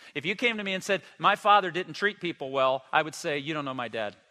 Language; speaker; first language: English; native; English